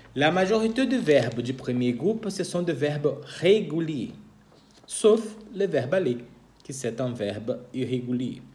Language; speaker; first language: French; non-native, fluent; Portuguese